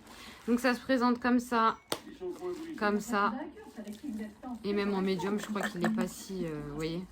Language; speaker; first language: French; native; French